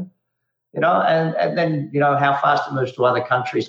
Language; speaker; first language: English; native; English